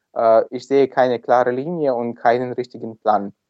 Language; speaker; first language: German; non-native, fluent; Ukrainian